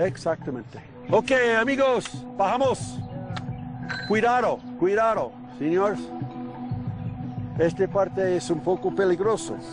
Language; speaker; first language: Spanish; non-native, learner; English